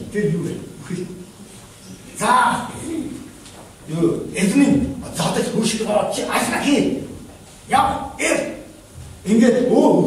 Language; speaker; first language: Mongolian; non-native, fluent; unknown